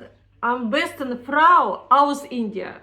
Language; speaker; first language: German; non-native, learner; Ukrainian